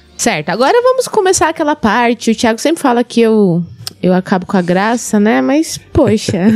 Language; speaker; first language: Portuguese; native; Portuguese